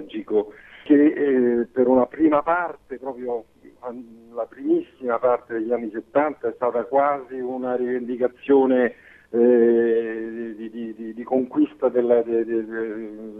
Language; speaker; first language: Italian; native; Italian